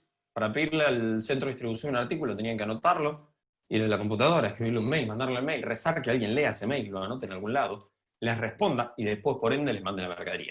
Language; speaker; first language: Spanish; native; Spanish